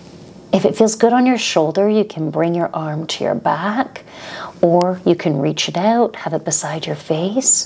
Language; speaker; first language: English; native; English